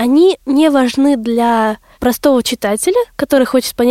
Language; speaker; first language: Russian; native; Russian